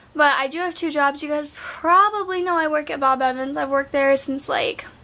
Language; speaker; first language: English; native; English